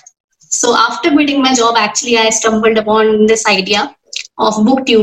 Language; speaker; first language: English; non-native, local second language; Hindi